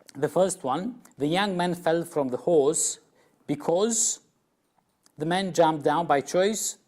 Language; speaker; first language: English; non-native, fluent; Romanian